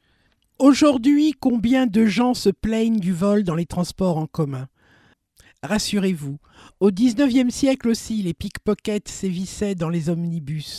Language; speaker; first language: French; native; French